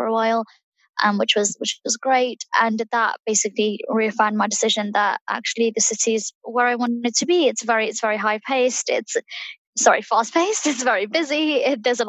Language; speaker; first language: English; early bilingual, other home language; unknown